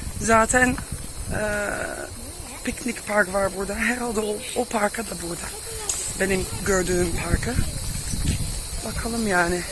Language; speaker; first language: Turkish; non-native, fluent; Dutch